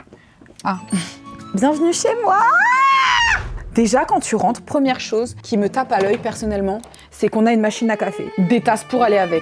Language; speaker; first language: French; native; French